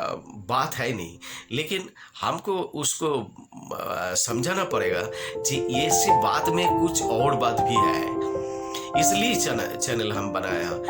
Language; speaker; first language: Hindi; non-native, local second language; Bangla